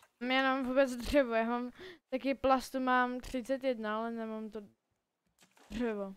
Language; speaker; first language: Czech; native; Czech